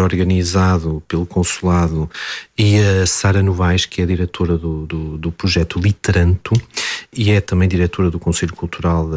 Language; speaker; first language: Portuguese; native; Portuguese